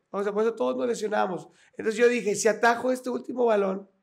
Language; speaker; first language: Spanish; native; Spanish